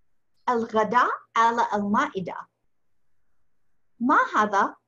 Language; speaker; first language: Arabic; non-native, fluent; English